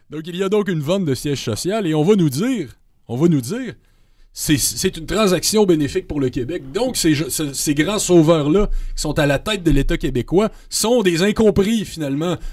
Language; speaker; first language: French; native; French